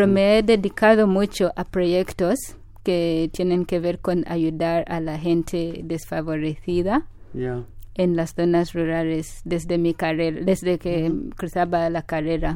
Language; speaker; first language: Spanish; non-native, fluent; Ganda